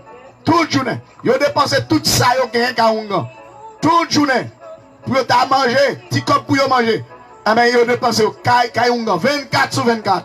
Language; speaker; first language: French; non-native, local second language; Haitian Creole